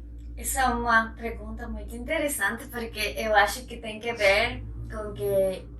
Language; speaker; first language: Portuguese; non-native, fluent; Spanish